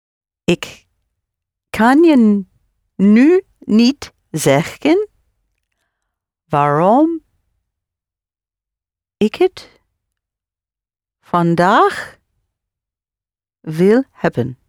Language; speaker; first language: Dutch; non-native, learner; English